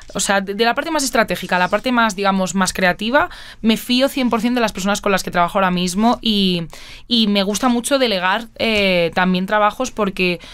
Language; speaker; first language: Spanish; native; Spanish